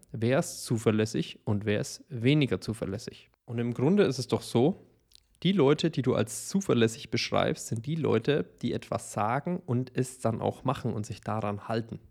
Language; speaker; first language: German; native; German